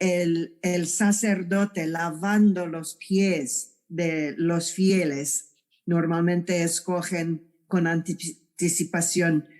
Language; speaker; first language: Spanish; non-native, fluent; English